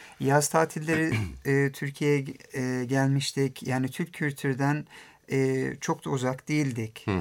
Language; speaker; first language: Turkish; early bilingual, heritage; Turkish